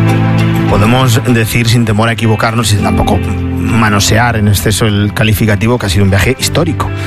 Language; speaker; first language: Spanish; native; Spanish